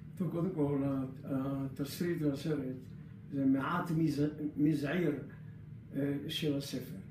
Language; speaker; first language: Hebrew; early bilingual, other home language; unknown